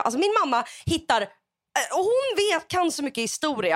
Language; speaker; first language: Swedish; native; Swedish